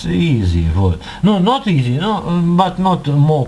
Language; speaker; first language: English; non-native, learner; Russian